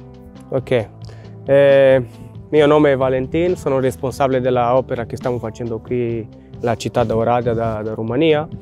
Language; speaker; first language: Italian; non-native, learner; Romanian